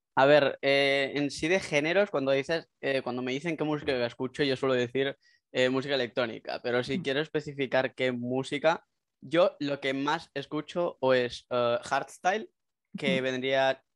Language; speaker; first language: Spanish; native; Spanish